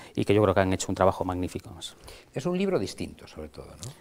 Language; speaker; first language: Spanish; native; Spanish